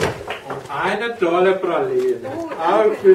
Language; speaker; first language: German; non-native, learner; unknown